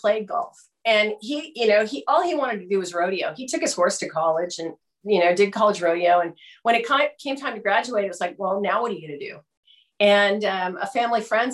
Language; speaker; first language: English; native; English